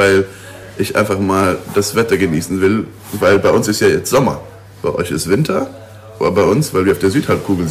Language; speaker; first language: German; non-native, local second language; Luxembourgish